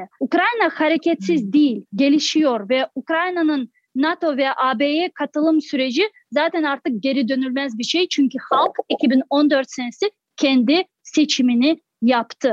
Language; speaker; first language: Turkish; non-native, fluent; Crimean Tatar